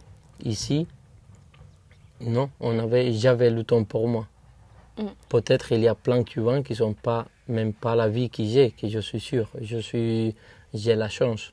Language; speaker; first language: French; non-native, fluent; Spanish